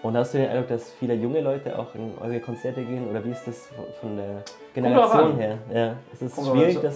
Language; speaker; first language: German; native; German